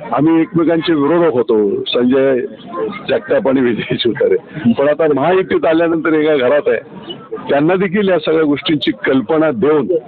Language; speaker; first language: Marathi; native; Marathi